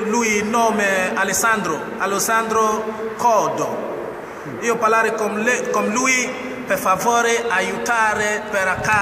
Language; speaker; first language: Italian; non-native, learner; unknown